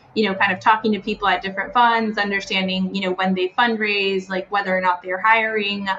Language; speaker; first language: English; non-native, fluent; Spanish